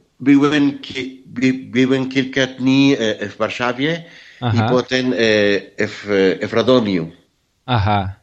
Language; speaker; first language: Polish; non-native, learner; Spanish